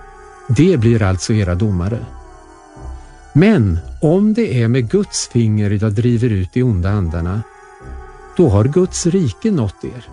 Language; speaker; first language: Swedish; native; Swedish